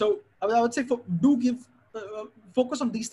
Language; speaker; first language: English; non-native, local second language; Hindi